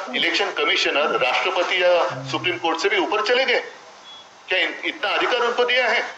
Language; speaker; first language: Hindi; non-native, local second language; Marathi